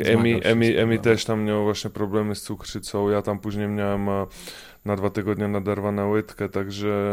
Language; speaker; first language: Polish; non-native, fluent; Czech